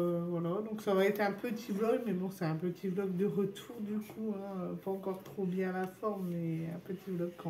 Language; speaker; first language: French; native; French